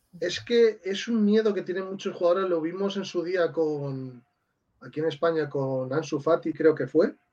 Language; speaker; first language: Spanish; native; Spanish